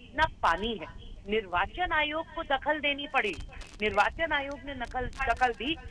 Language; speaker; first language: Hindi; native; Hindi